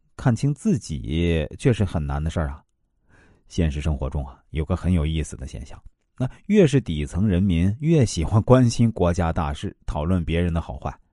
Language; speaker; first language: Chinese; native; Chinese